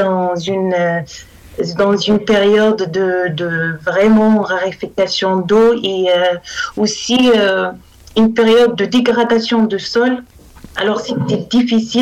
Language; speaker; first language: French; non-native, local second language; Arabic